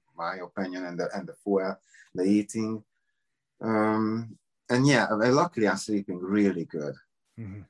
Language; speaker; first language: English; non-native, learner; Hungarian